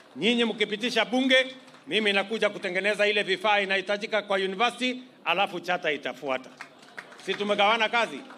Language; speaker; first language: Swahili; non-native, local second language; Kalenjin